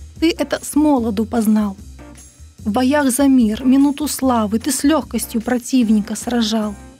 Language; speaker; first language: Russian; native; Russian